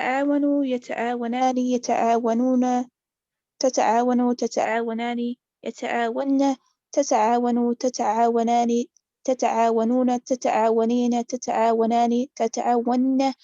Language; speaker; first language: Arabic; non-native, learner; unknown